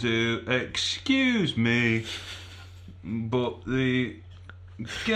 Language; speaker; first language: English; native; English